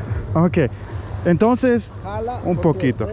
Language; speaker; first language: Spanish; non-native, learner; German